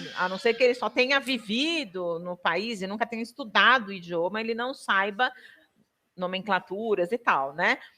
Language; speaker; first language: Portuguese; native; Portuguese